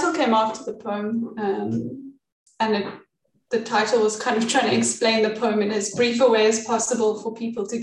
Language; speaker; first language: English; native; English